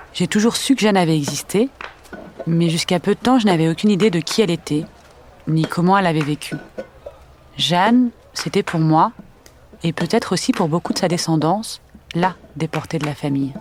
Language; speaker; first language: French; native; French